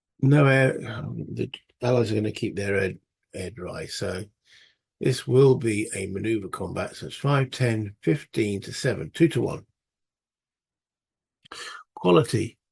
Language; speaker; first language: English; native; English